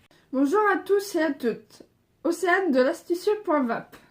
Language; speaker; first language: French; native; French